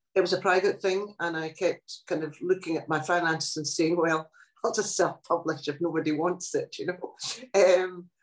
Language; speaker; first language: English; non-native, local second language; Italian